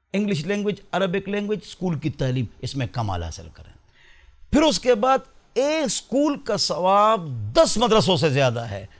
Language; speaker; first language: Urdu; non-native, local second language; Pashto